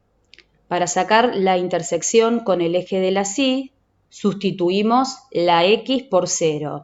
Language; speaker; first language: Spanish; native; Spanish